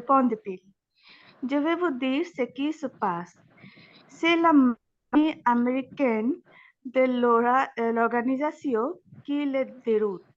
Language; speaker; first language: French; non-native, learner; Bangla